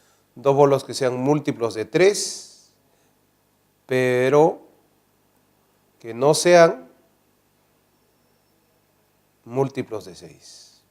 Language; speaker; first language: Spanish; native; Spanish